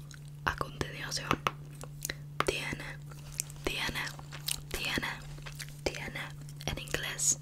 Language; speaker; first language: Spanish; non-native, learner; English